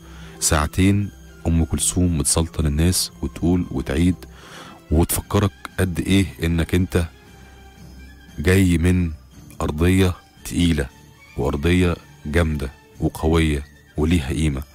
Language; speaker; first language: Arabic; native; Arabic